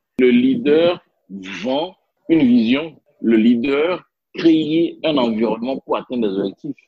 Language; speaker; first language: French; non-native, local second language; Spanish